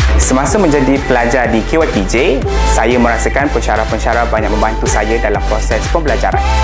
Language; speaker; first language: Malay; native; Malay